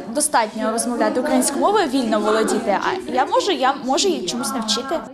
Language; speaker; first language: Ukrainian; non-native, local second language; Russian